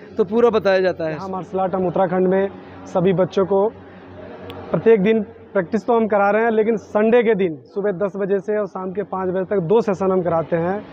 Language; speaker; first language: Hindi; native; Hindi